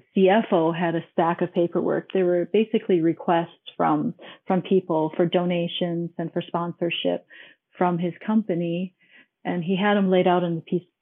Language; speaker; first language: English; non-native, local second language; Cantonese